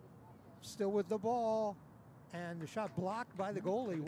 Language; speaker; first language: English; native; English